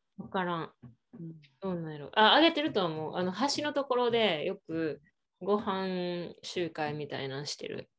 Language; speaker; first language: Japanese; native; Japanese